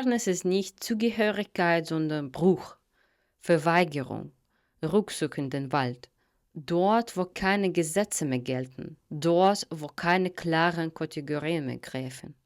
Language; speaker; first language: German; non-native, fluent; Russian